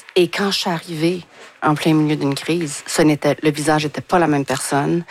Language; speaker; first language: French; native; French